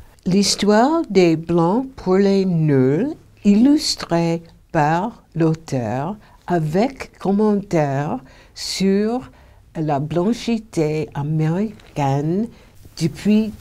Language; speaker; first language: French; non-native, fluent; English